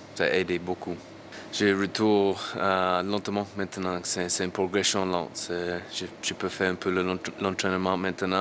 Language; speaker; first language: French; non-native, learner; English